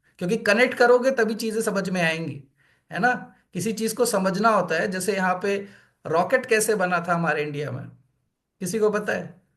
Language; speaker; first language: Hindi; native; Hindi